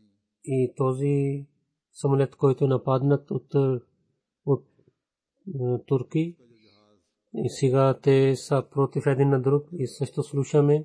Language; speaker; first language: Bulgarian; non-native, fluent; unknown